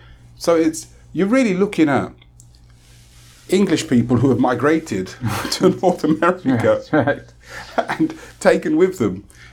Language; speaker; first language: English; native; English